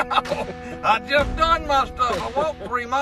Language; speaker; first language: English; native; English